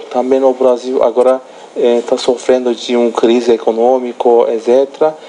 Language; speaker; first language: Portuguese; non-native, fluent; Turkish